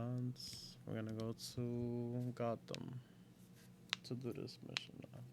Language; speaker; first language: English; native; English